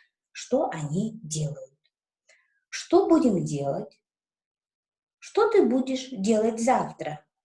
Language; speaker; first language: Russian; non-native, local second language; Kazakh